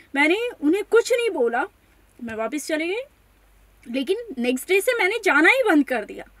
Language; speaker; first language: Hindi; non-native, local second language; Marathi